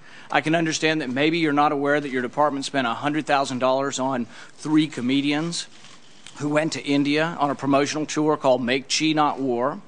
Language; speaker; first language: English; native; English